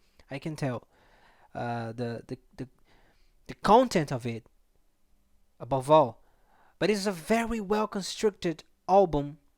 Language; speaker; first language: English; non-native, fluent; Portuguese